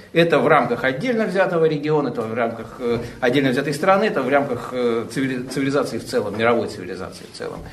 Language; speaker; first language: Russian; native; Russian